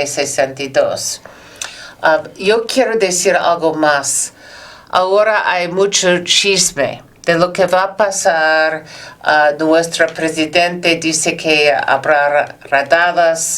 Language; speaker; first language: Spanish; non-native, learner; English